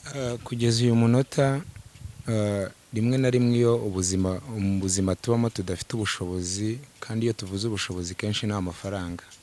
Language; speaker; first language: Kinyarwanda; native; Kinyarwanda